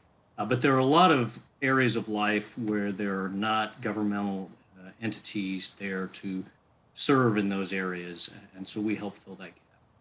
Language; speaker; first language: English; native; English